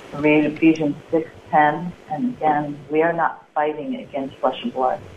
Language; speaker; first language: English; native; English